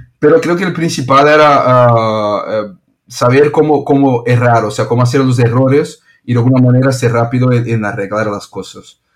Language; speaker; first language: Spanish; non-native, fluent; Portuguese